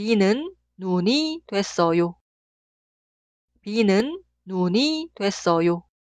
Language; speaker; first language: Korean; non-native, fluent; Spanish